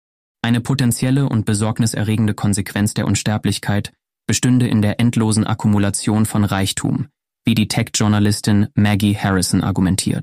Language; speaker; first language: German; native; German